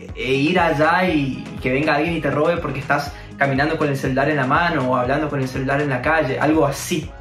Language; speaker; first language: Spanish; native; Spanish